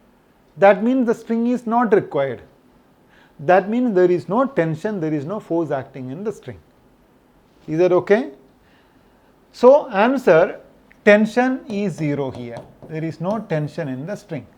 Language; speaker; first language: English; non-native, local second language; Malayalam